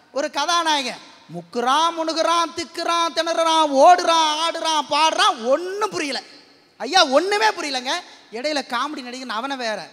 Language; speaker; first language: Tamil; native; Tamil